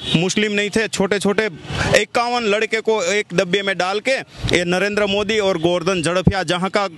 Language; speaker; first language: Hindi; non-native, local second language; Gujarati